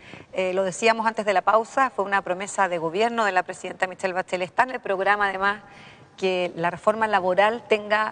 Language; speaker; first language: Spanish; native; Spanish